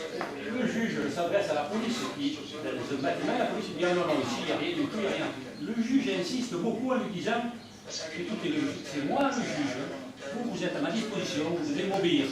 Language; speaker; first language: French; native; French